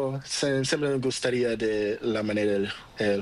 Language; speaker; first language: Spanish; non-native, learner; Portuguese